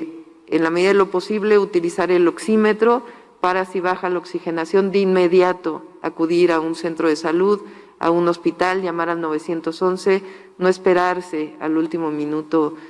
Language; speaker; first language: Spanish; native; Spanish